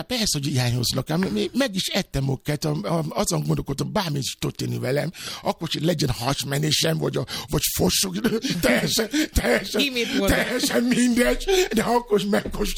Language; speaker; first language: Hungarian; non-native, fluent; Yoruba